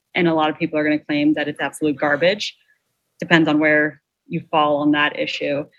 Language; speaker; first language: English; native; English